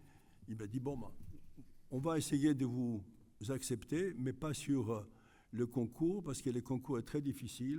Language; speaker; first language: French; non-native, fluent; Greek